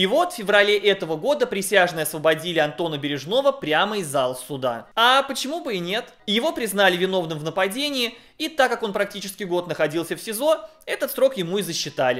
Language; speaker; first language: Russian; native; Russian